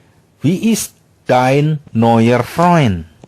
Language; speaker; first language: German; non-native, fluent; Indonesian